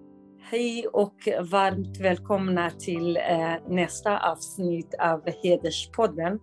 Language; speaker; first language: Swedish; non-native, fluent; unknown